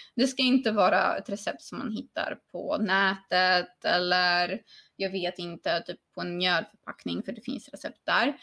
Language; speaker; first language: Swedish; non-native, fluent; Polish